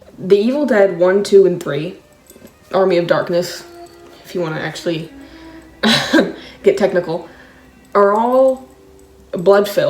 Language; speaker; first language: English; native; English